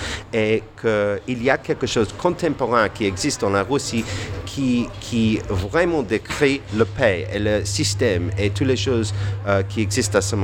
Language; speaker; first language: French; non-native, fluent; English